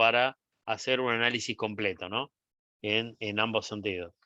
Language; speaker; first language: Spanish; native; Spanish